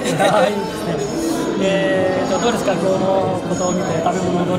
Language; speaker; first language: Japanese; non-native, fluent; Newari